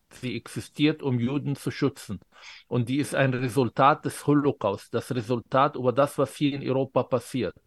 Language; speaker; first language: German; non-native, fluent; Arabic